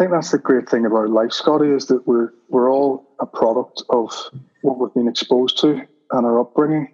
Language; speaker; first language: English; native; English